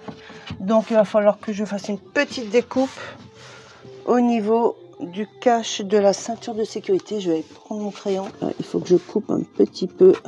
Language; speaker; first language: French; native; French